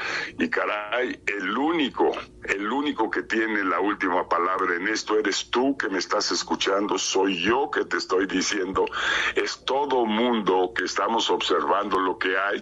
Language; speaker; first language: Spanish; native; Spanish